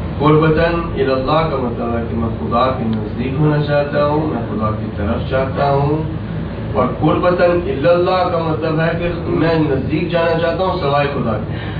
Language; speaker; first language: Urdu; native; Urdu